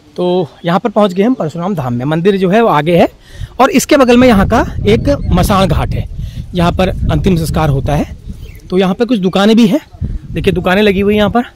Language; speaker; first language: Hindi; native; Hindi